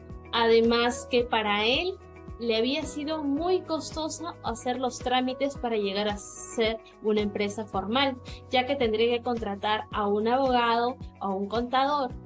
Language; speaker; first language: Spanish; native; Spanish